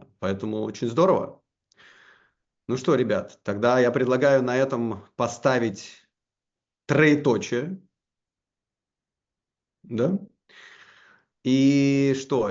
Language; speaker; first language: Russian; native; Russian